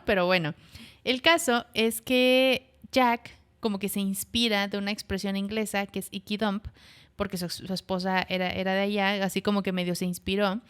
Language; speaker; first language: Spanish; native; Spanish